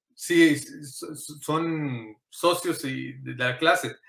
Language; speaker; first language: Spanish; early bilingual, heritage; Spanish